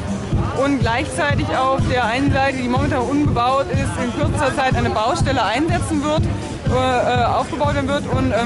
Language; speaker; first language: German; native; German